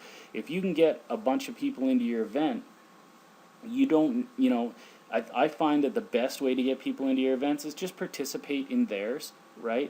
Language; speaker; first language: English; native; English